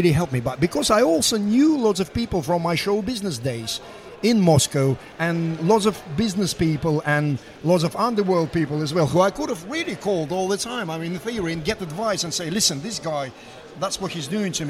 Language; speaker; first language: English; non-native, fluent; Russian